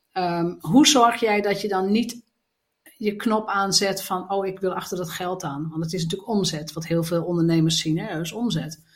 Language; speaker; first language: Dutch; native; Dutch